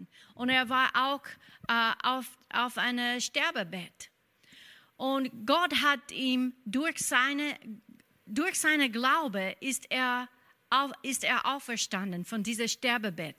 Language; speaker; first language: German; non-native, fluent; English